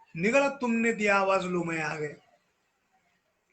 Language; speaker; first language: Hindi; non-native, local second language; Marathi